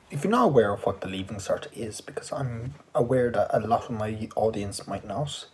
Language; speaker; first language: English; native; English